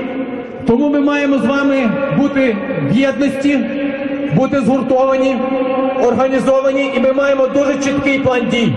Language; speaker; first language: Ukrainian; native; Ukrainian